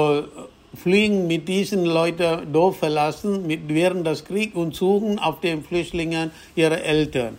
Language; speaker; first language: German; non-native, fluent; Tamil